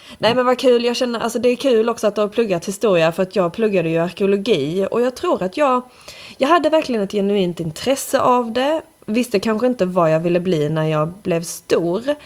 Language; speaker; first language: Swedish; native; Swedish